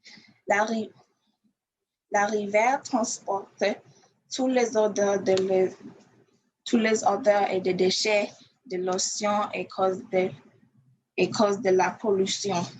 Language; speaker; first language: French; non-native, learner; English